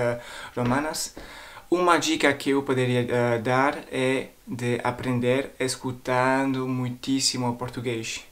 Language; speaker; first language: Portuguese; non-native, fluent; French